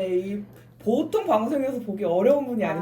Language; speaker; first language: Korean; native; Korean